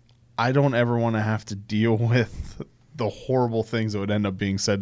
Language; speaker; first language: English; native; English